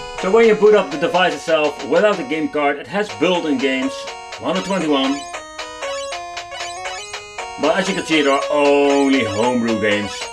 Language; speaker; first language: English; non-native, fluent; Dutch